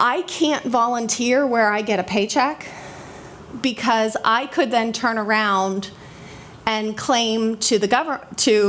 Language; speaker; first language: English; native; English